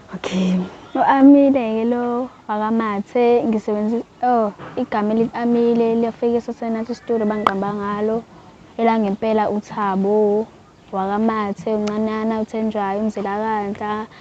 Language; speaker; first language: Zulu; native; Zulu